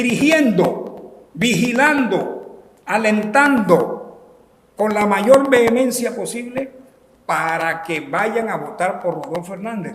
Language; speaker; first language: Spanish; native; Spanish